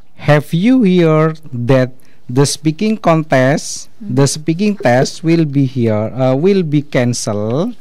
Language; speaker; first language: English; non-native, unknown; Indonesian